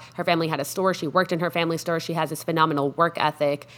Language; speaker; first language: English; non-native, fluent; Spanish